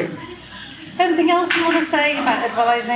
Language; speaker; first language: English; native; English